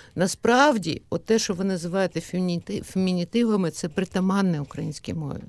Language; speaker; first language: Ukrainian; native; Ukrainian